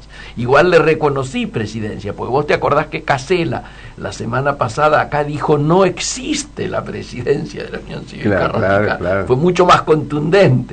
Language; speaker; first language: Spanish; native; Spanish